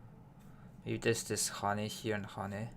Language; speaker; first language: English; non-native, fluent; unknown